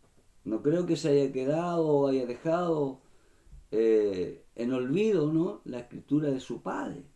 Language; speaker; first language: Spanish; native; Spanish